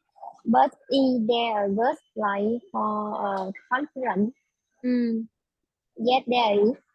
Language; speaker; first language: English; non-native, learner; Vietnamese